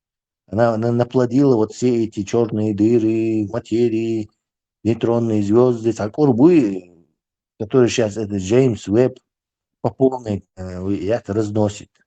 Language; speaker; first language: Russian; non-native, local second language; Chechen